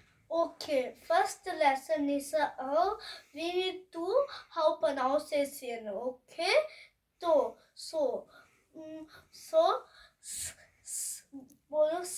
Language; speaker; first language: English; non-native, learner; Hindi